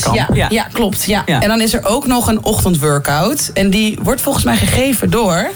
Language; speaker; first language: Dutch; native; Dutch